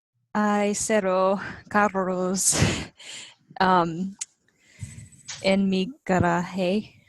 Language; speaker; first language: Spanish; non-native, learner; English